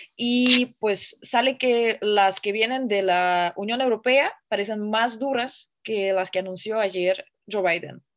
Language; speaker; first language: Spanish; non-native, fluent; Russian